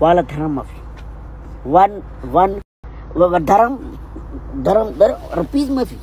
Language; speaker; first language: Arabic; non-native, learner; Urdu